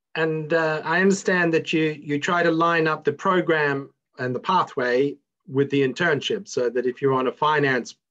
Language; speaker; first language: English; native; English